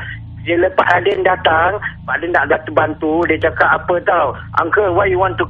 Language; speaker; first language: Malay; native; Malay